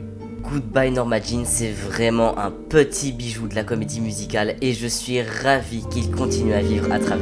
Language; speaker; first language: French; native; French